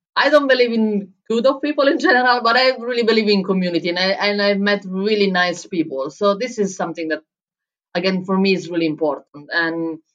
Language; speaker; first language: English; non-native, fluent; Italian